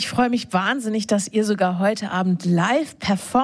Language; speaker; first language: German; native; German